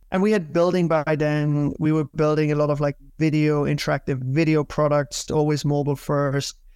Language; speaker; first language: English; non-native, fluent; German